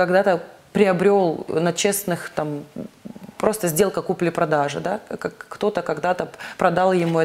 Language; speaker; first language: Russian; native; Russian